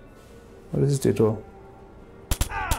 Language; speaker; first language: German; native; German